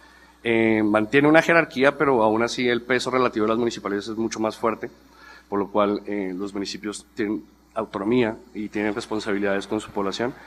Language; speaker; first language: Spanish; native; Spanish